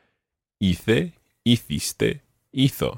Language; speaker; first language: Spanish; non-native, fluent; English